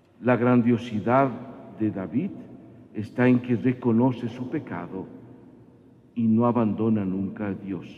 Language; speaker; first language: Spanish; native; Spanish